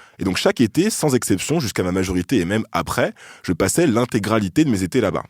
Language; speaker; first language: French; native; French